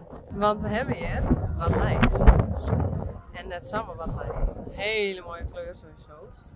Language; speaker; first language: Dutch; native; Dutch